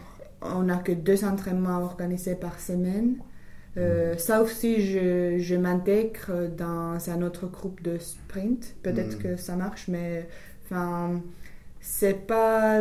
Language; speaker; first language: French; non-native, fluent; English